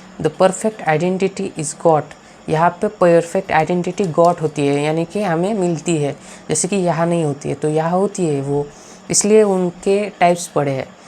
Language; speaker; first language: Hindi; non-native, local second language; Marathi